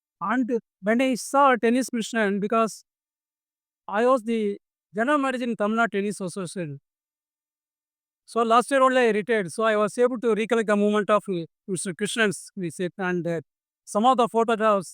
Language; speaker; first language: English; non-native, local second language; Tamil